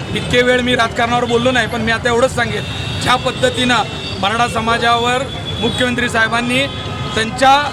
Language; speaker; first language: Marathi; native; Marathi